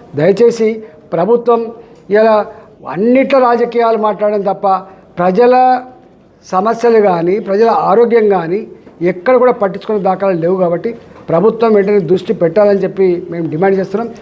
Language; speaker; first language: Telugu; native; Telugu